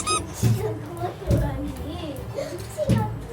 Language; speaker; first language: Korean; early bilingual, other home language; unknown